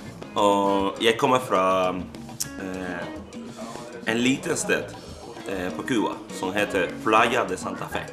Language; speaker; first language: Danish; non-native, fluent; Spanish